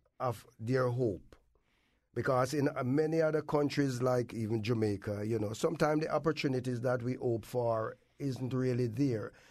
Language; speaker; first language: English; native; English